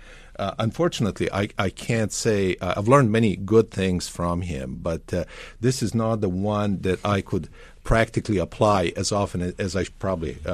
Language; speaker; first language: English; non-native, fluent; Serbian